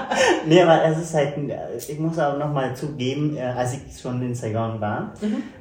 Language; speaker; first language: German; non-native, fluent; Vietnamese